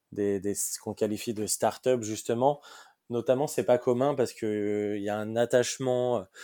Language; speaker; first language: French; native; French